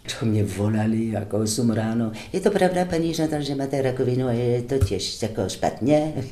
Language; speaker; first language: Czech; non-native, fluent; French